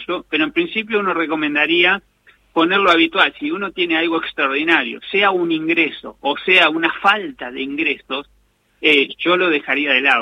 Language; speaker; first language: Spanish; native; Spanish